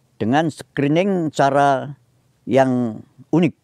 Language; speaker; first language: Indonesian; native; Indonesian